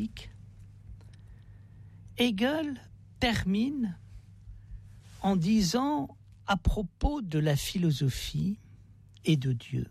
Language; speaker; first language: French; native; French